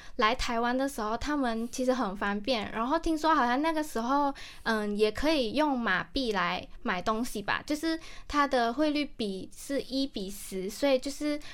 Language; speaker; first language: Chinese; native; Chinese